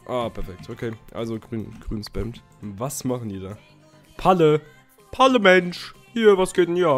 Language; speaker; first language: German; native; German